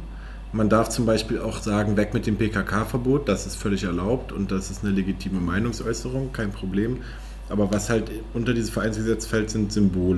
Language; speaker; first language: German; native; German